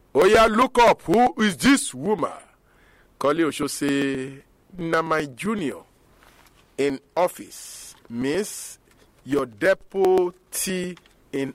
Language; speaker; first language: Nigerian Pidgin; non-native, local second language; Yoruba